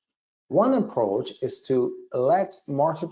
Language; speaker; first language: English; non-native, fluent; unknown